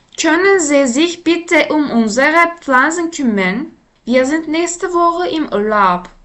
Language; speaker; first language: German; non-native, fluent; Turkish